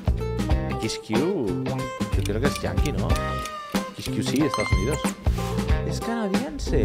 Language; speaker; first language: Spanish; native; Spanish